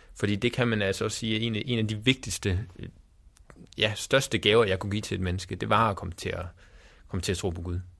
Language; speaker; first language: Danish; native; Danish